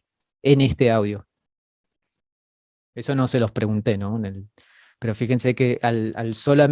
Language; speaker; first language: Spanish; native; Spanish